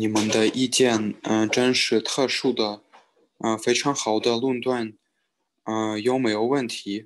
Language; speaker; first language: Chinese; non-native, learner; Russian